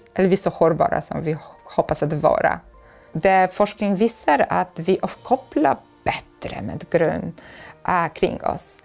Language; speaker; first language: Swedish; non-native, fluent; Polish